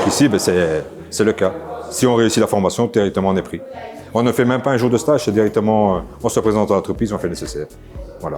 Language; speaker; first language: French; native; French